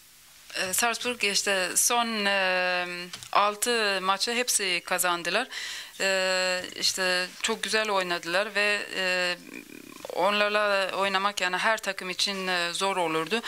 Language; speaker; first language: Turkish; early bilingual, other home language; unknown